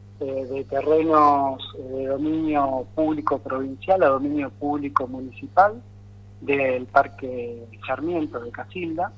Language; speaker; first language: Spanish; native; Spanish